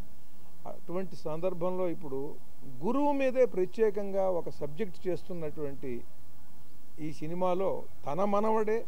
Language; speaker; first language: Telugu; native; Telugu